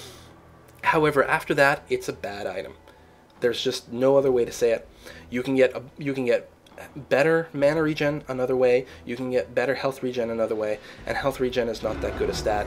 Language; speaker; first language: English; native; English